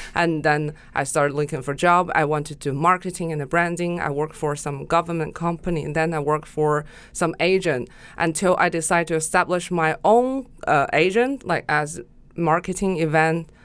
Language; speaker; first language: English; non-native, fluent; Chinese